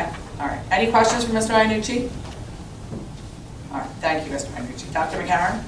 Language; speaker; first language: English; native; English